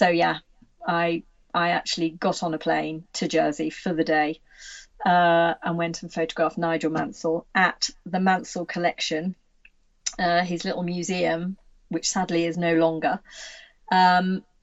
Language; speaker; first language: English; native; English